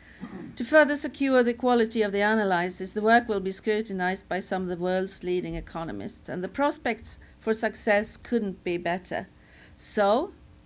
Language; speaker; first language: English; non-native, fluent; Swedish